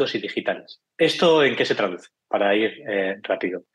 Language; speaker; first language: Spanish; native; Spanish